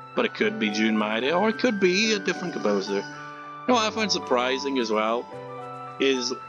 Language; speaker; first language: English; native; English